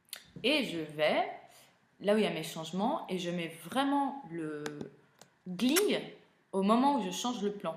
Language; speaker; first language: French; native; French